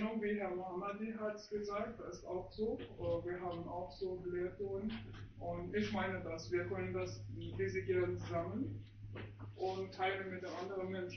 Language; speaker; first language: German; non-native, learner; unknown